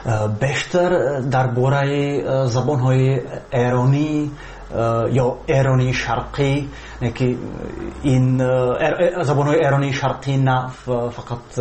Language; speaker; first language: Tajik; non-native, fluent; Czech